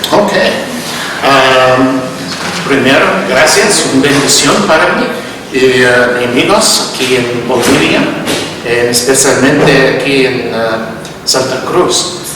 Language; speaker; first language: Spanish; non-native, learner; English